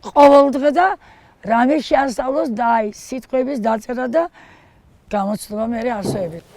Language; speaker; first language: Georgian; non-native, local second language; Mingrelian